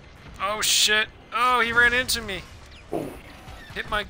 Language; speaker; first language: English; native; English